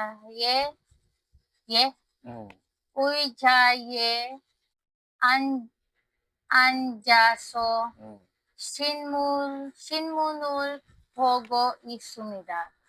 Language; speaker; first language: Korean; non-native, learner; Filipino